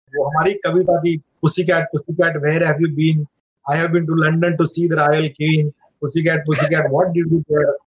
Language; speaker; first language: Hindi; non-native, local second language; Marathi